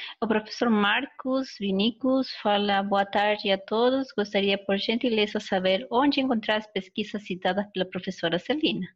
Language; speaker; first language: Portuguese; non-native, fluent; Spanish